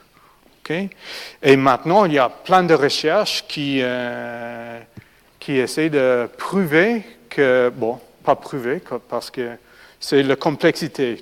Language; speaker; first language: French; non-native, fluent; English